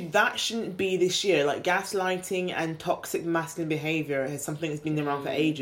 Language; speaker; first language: English; native; English